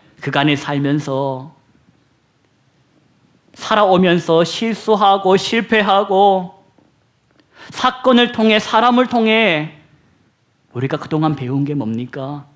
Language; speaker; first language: Korean; native; Korean